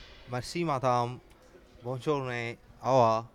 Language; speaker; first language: French; non-native, learner; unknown